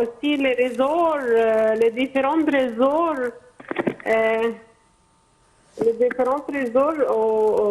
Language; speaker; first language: French; non-native, fluent; Arabic